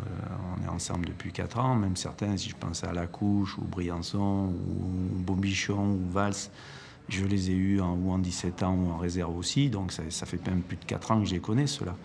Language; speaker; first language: French; native; French